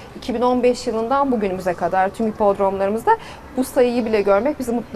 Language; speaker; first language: Turkish; native; Turkish